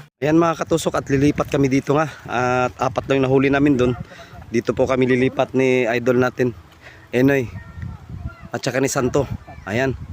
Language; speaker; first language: Filipino; native; Filipino